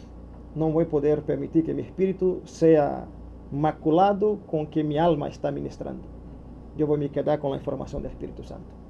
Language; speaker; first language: Spanish; non-native, learner; Portuguese